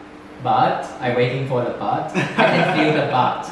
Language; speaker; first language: English; non-native, fluent; Thai